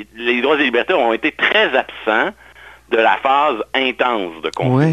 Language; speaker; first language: French; native; French